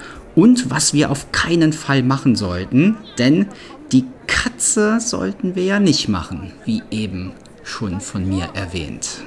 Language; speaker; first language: German; native; German